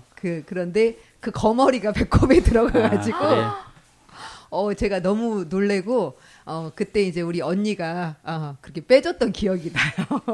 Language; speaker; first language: Korean; native; Korean